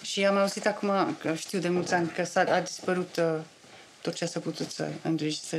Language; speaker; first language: Romanian; non-native, fluent; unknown